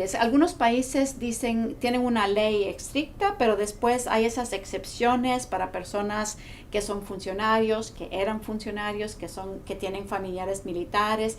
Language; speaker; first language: Spanish; non-native, fluent; English